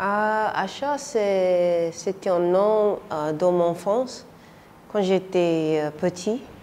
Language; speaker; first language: French; non-native, learner; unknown